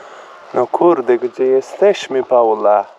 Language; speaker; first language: Polish; non-native, learner; Turkish